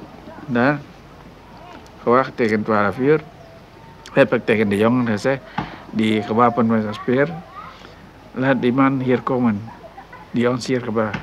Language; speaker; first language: Dutch; non-native, local second language; Minangkabau